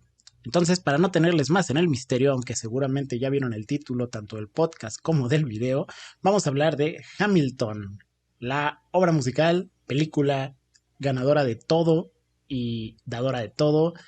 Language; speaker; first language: Spanish; native; Spanish